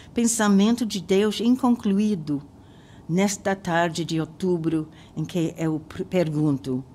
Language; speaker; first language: Portuguese; non-native, fluent; English